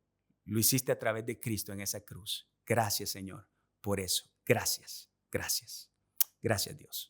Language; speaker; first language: Spanish; native; Spanish